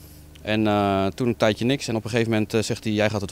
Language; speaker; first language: Dutch; native; Dutch